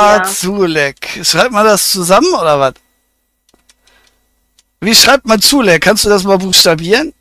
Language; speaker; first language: German; native; German